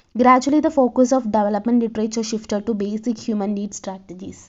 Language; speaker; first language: English; non-native, local second language; Malayalam